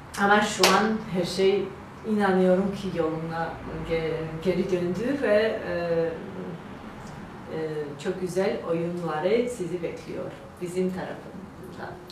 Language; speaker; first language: Turkish; non-native, learner; Georgian